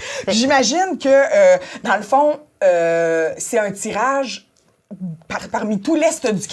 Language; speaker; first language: French; native; French